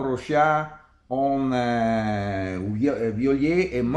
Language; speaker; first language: French; non-native, learner; Italian